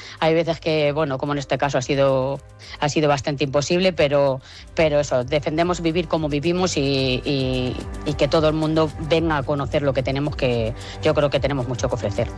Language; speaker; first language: Spanish; native; Spanish